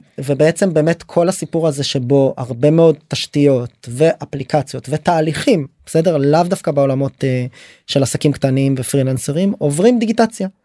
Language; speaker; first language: Hebrew; native; Hebrew